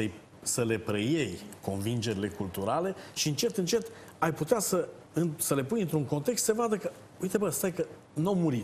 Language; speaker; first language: Romanian; native; Romanian